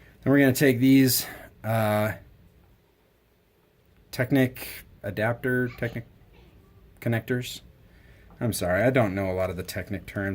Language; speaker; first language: English; native; English